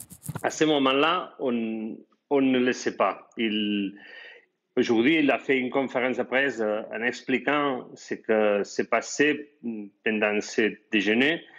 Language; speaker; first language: French; non-native, fluent; Spanish